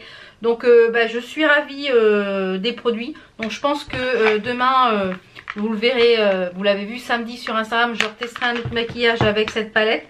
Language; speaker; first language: French; native; French